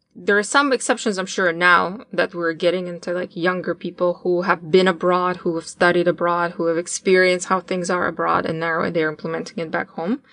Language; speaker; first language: English; non-native, fluent; Russian